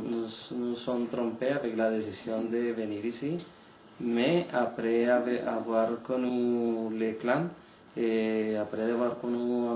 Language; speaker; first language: French; non-native, learner; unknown